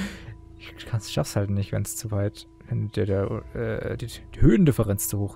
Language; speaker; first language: German; native; German